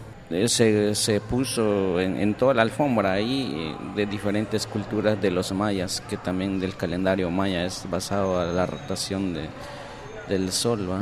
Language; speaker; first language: Spanish; non-native, local second language; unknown